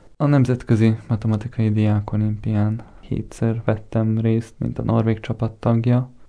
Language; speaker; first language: Hungarian; early bilingual, heritage; Hungarian